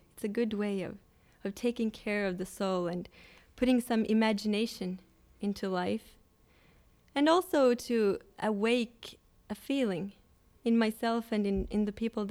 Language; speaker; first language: English; non-native, fluent; Swedish